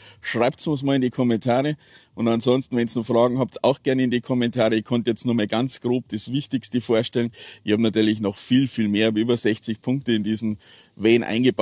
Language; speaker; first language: German; native; German